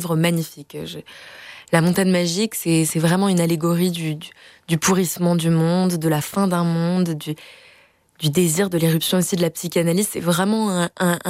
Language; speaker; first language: French; native; French